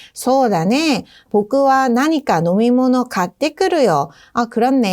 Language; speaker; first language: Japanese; non-native, fluent; Korean